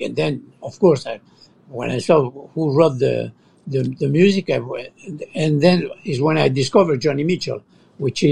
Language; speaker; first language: English; non-native, fluent; French